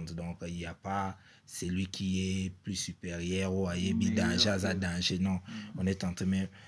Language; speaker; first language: French; non-native, local second language; Lingala